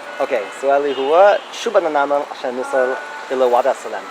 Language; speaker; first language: Arabic; non-native, learner; Hebrew